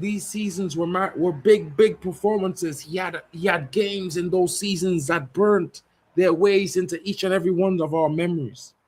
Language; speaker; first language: English; native; English